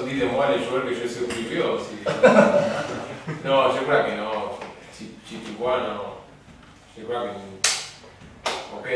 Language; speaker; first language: French; non-native, learner; Spanish